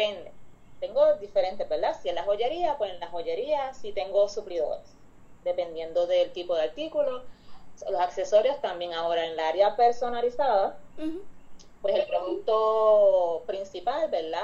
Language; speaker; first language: Spanish; native; Spanish